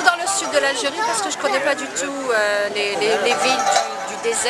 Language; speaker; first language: French; native; French